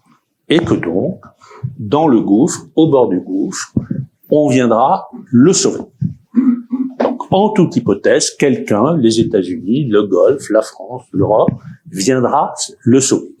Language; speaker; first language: French; native; French